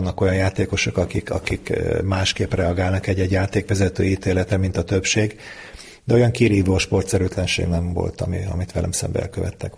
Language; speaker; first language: Hungarian; native; Hungarian